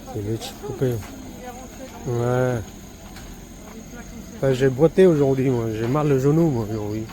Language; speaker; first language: French; early bilingual, heritage; Vietnamese